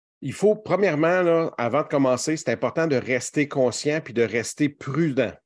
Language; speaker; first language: French; native; French